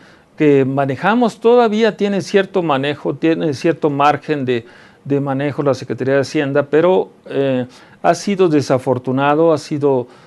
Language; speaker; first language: Spanish; native; Spanish